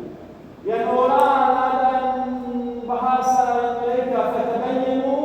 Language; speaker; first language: Indonesian; non-native, learner; Arabic